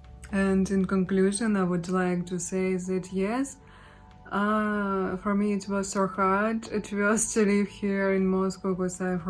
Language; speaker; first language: English; non-native, learner; Russian